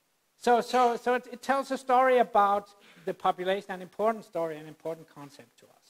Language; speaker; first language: English; non-native, fluent; Danish